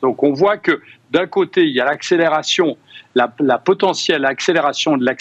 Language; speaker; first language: French; native; French